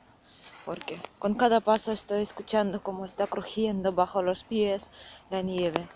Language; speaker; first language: Spanish; non-native, fluent; Russian